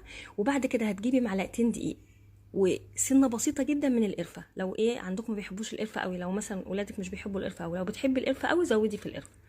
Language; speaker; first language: Arabic; native; Arabic